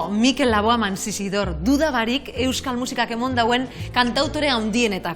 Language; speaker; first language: Basque; native; Basque